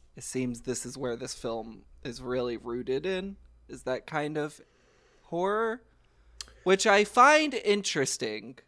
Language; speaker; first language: English; native; English